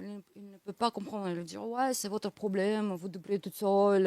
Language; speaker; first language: French; non-native, learner; Russian